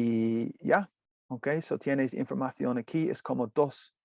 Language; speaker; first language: Spanish; non-native, learner; English